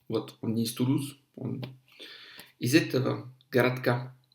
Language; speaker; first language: Russian; non-native, fluent; French